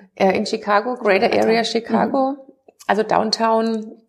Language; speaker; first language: German; native; German